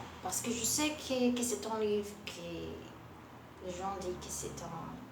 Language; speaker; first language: French; non-native, learner; Portuguese